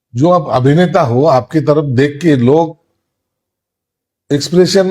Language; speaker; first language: Hindi; non-native, local second language; Marathi